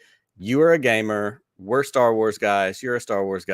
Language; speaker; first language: English; native; English